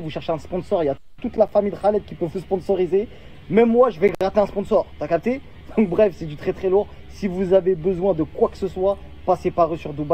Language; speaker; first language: French; native; French